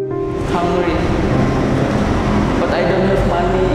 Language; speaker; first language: English; non-native, learner; Indonesian